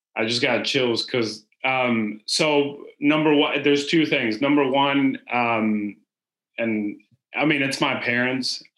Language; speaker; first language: English; non-native, fluent; Spanish